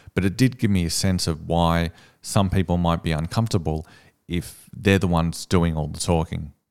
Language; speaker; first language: English; native; English